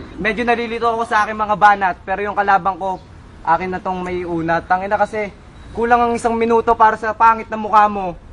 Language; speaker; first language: Filipino; native; Filipino